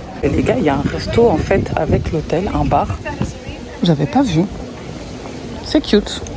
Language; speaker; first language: French; native; French